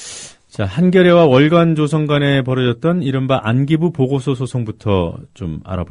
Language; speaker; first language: Korean; native; Korean